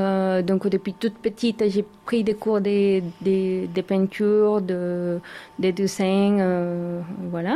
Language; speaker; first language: French; non-native, learner; Spanish